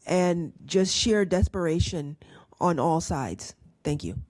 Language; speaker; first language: English; native; English